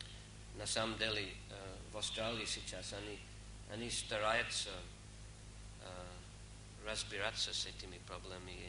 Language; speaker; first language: Russian; non-native, fluent; English